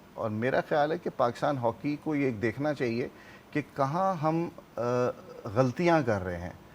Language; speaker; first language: Urdu; native; Urdu